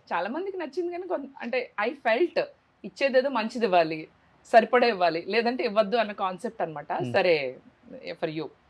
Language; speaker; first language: Telugu; native; Telugu